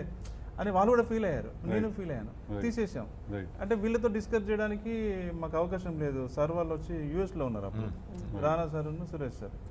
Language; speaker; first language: Telugu; native; Telugu